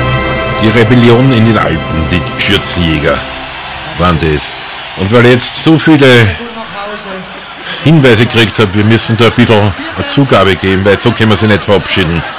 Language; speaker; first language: German; native; German